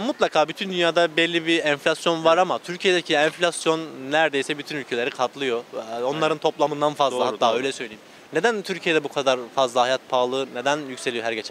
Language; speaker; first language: Turkish; native; Turkish